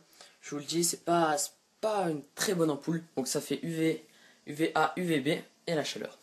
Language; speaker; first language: French; native; French